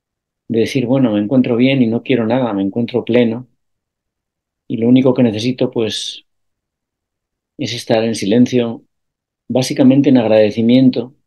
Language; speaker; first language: Spanish; native; Spanish